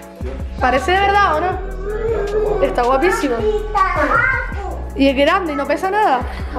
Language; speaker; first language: Spanish; native; Spanish